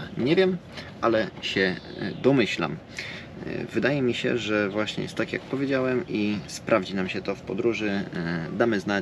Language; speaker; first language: Polish; native; Polish